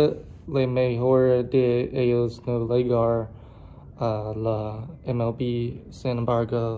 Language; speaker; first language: Spanish; non-native, learner; English